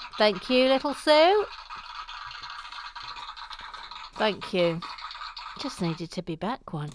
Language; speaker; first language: English; native; English